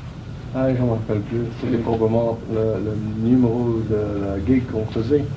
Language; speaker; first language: French; non-native, fluent; English